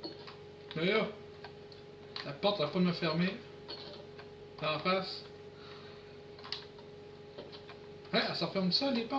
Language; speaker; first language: French; native; French